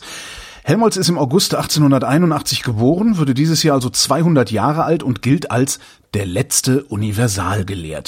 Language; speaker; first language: German; native; German